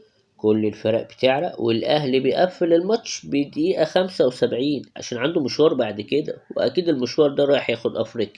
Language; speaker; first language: Arabic; native; Arabic